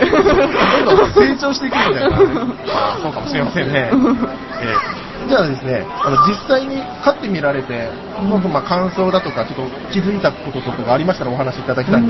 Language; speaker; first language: Japanese; native; Japanese